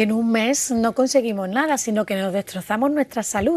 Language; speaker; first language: Spanish; native; Spanish